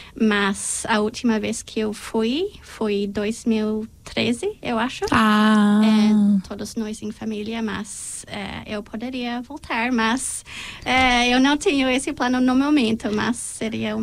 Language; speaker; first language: Portuguese; non-native, fluent; English